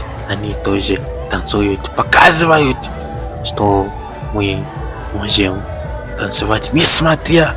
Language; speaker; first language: Russian; non-native, learner; Bemba